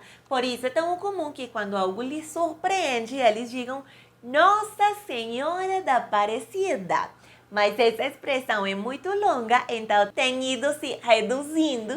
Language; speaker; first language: Portuguese; non-native, fluent; Spanish